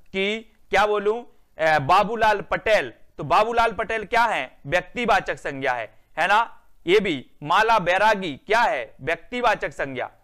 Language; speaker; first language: Hindi; native; Hindi